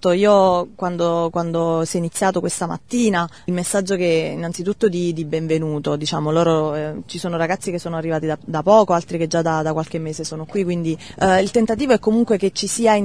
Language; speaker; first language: Italian; native; Italian